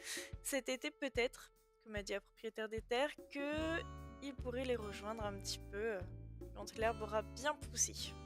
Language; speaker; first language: French; native; French